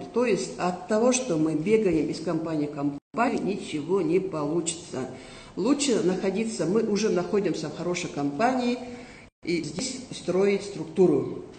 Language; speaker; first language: Russian; non-native, local second language; Kazakh